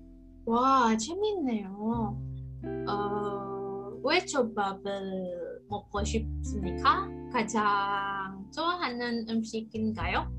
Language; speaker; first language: Korean; non-native, learner; Indonesian